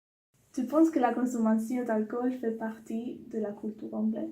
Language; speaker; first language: French; non-native, learner; English